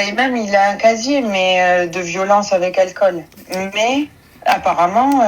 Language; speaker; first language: French; native; French